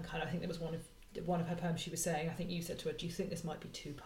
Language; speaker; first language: English; native; English